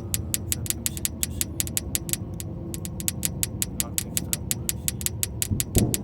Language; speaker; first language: Dutch; non-native, local second language; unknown